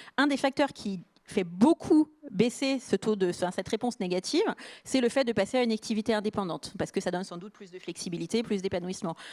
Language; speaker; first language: French; native; French